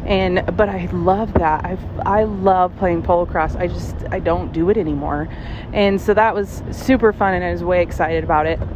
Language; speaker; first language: English; native; English